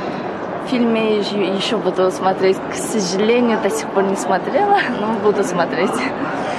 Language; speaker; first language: Russian; non-native, local second language; Azerbaijani